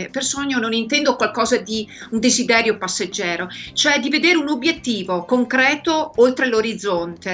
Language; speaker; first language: Italian; native; Italian